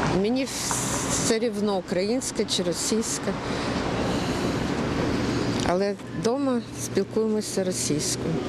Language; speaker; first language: Ukrainian; non-native, local second language; Russian